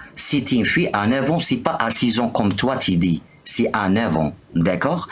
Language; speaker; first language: French; non-native, local second language; Arabic